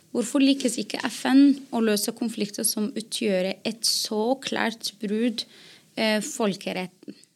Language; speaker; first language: Norwegian; non-native, fluent; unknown